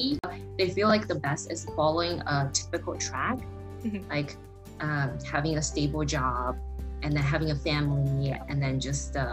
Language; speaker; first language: English; non-native, fluent; Chinese